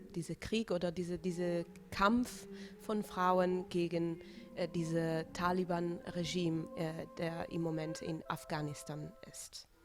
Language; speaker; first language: German; non-native, fluent; Italian